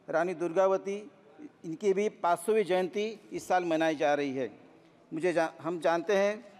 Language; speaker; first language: Hindi; non-native, local second language; Marathi